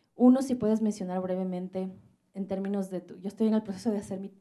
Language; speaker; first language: Spanish; native; Spanish